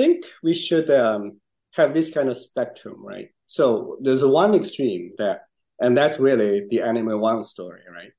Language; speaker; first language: English; non-native, fluent; Chinese